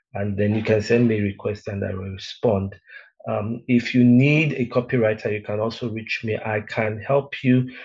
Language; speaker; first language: English; native; English